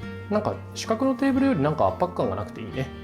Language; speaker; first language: Japanese; native; Japanese